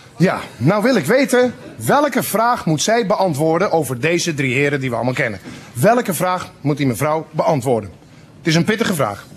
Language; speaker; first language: Dutch; native; Dutch